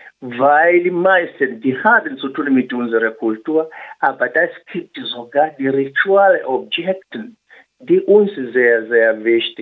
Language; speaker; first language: German; non-native, learner; Swahili